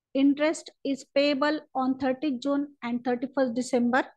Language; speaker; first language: Hindi; non-native, local second language; Marathi